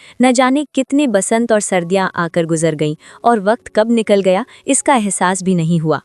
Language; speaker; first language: Hindi; native; Hindi